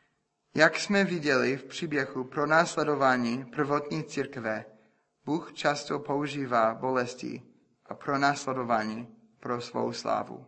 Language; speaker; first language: Czech; non-native, fluent; English